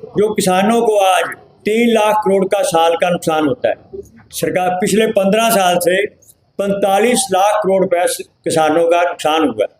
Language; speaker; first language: Hindi; native; Hindi